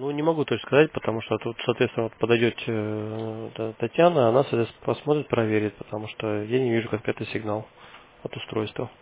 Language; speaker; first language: Russian; native; Russian